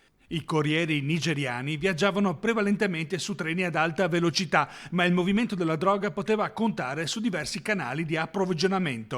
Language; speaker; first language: Italian; native; Italian